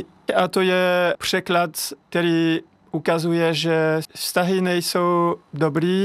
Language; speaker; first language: Czech; non-native, fluent; French